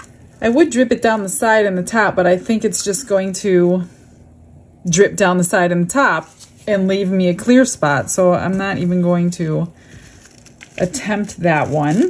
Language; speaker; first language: English; native; English